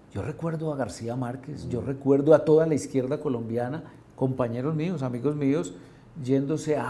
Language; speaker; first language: Spanish; native; Spanish